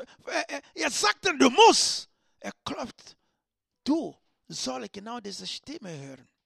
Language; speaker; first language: German; non-native, learner; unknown